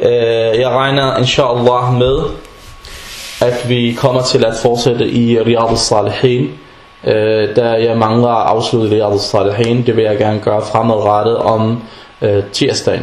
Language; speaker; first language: Danish; non-native, fluent; Arabic